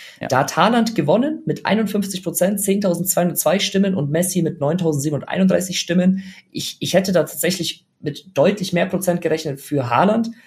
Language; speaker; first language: German; native; German